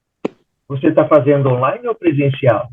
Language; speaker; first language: Portuguese; native; Portuguese